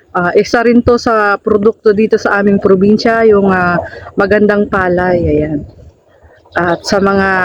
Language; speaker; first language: Filipino; non-native, local second language; Bikol